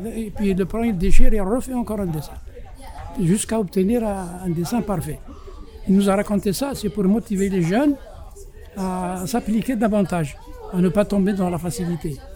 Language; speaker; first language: French; non-native, local second language; Arabic